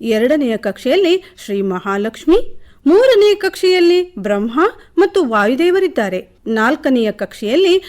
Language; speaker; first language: Kannada; native; Kannada